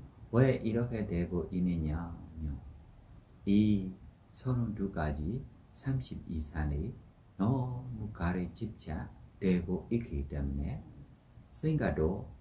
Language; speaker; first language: Korean; non-native, learner; Burmese